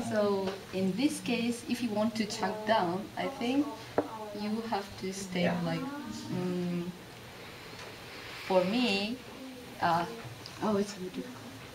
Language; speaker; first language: English; non-native, fluent; Japanese